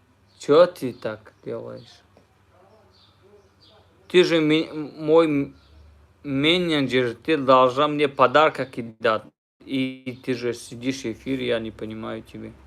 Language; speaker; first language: Russian; non-native, learner; Tajik